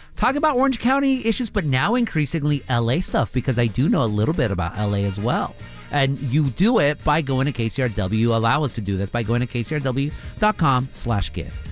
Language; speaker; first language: English; early bilingual, other home language; Spanish